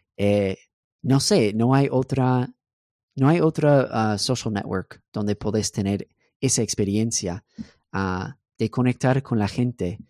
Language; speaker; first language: Spanish; non-native, fluent; English